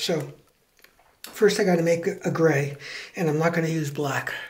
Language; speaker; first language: English; native; English